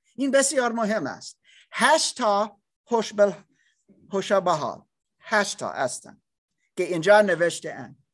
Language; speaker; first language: Persian; non-native, learner; English